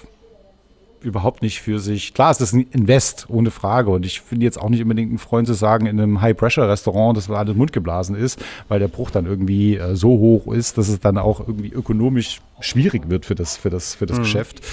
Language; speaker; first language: German; native; German